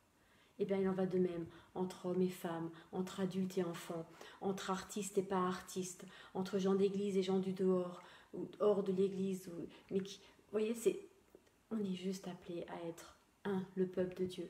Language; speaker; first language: French; native; French